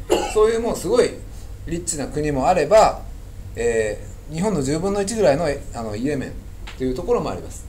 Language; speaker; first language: Japanese; native; Japanese